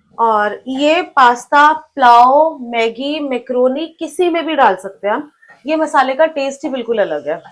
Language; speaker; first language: Hindi; native; Hindi